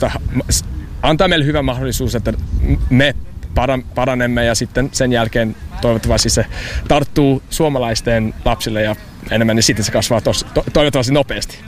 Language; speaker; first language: Finnish; non-native, fluent; English